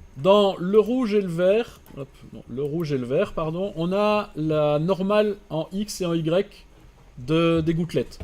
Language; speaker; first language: French; native; French